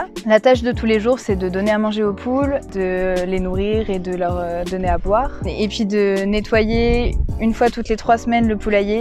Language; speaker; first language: French; native; French